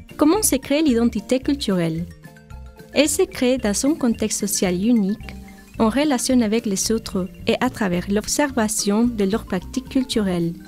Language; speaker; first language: French; non-native, fluent; Spanish